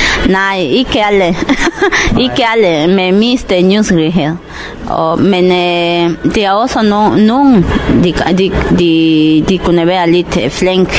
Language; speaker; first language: Danish; non-native, learner; Spanish